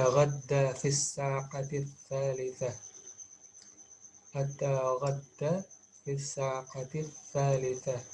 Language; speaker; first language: Arabic; non-native, fluent; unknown